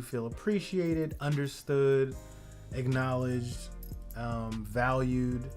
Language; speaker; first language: English; native; English